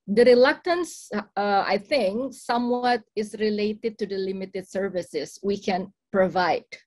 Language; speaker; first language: English; non-native, fluent; Indonesian